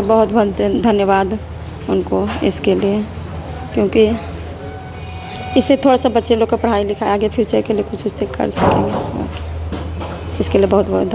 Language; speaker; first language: Hindi; non-native, local second language; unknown